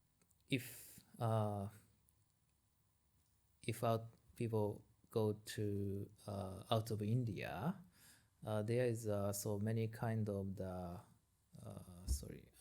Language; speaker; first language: English; non-native, learner; Japanese